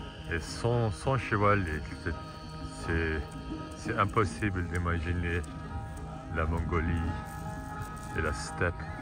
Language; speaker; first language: French; non-native, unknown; Mongolian